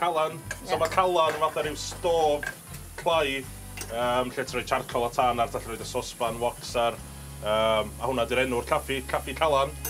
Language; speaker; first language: Welsh; native; Welsh